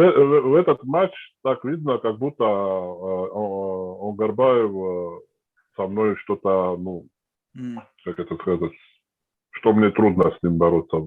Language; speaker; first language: Russian; non-native, fluent; Georgian